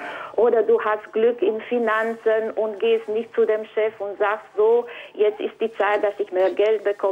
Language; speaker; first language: German; non-native, fluent; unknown